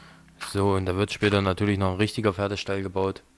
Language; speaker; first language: German; native; German